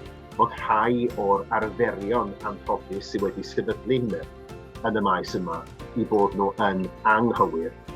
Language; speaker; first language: Welsh; native; Welsh